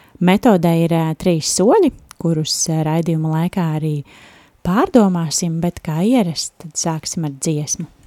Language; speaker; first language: Latvian; native; Latvian